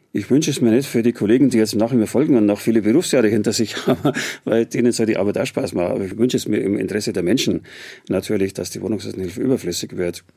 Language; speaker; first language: German; native; German